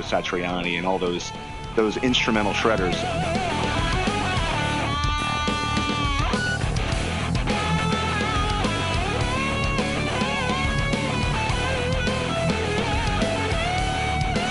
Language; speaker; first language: English; native; English